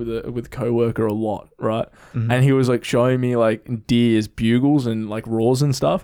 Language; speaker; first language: English; native; English